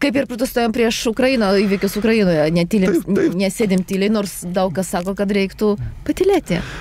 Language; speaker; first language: Lithuanian; non-native, local second language; Polish